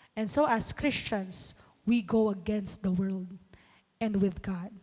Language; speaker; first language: English; non-native, local second language; Filipino